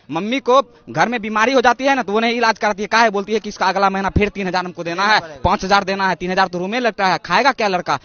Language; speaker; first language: Hindi; native; Hindi